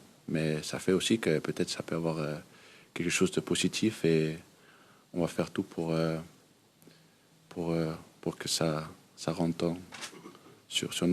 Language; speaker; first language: French; early bilingual, heritage; Danish